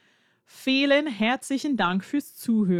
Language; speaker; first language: German; non-native, fluent; English